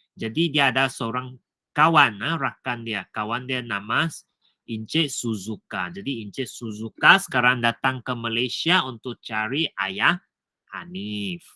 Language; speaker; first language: Malay; non-native, local second language; Chinese